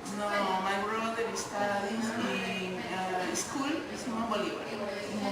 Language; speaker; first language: English; non-native, learner; Spanish